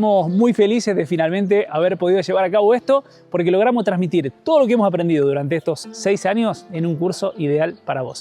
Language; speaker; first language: Spanish; native; Spanish